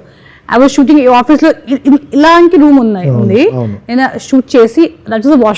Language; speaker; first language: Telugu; non-native, fluent; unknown